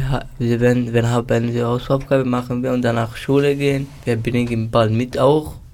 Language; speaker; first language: German; non-native, learner; Turkish